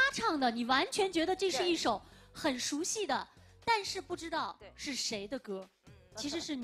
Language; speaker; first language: Chinese; native; Chinese